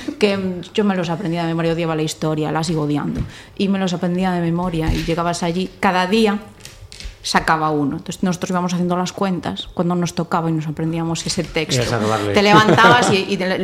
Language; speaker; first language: Spanish; native; Spanish